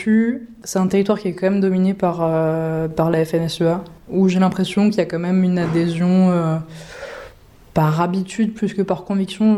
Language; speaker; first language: French; native; French